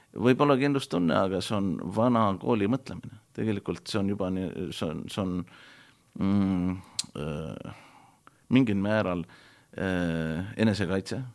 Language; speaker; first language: Estonian; early bilingual, heritage; Estonian